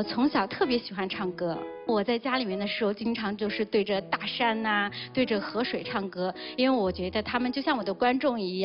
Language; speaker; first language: Chinese; native; Chinese